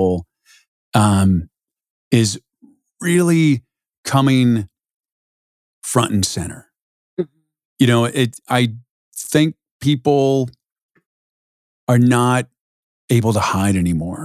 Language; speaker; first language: English; native; English